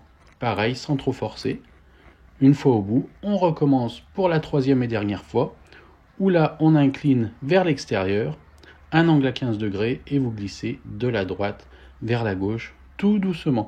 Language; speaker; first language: French; native; French